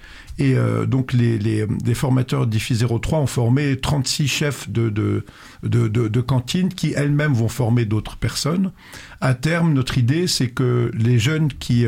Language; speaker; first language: French; native; French